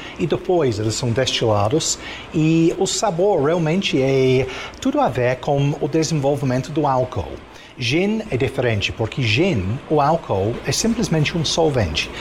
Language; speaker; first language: Portuguese; non-native, fluent; English